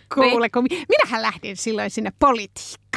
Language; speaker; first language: Finnish; native; Finnish